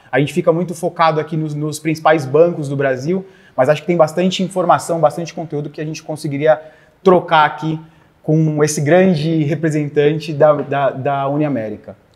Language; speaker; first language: Portuguese; native; Portuguese